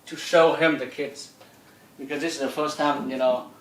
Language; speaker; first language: English; early bilingual, other home language; Vietnamese